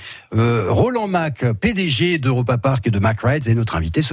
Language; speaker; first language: French; native; French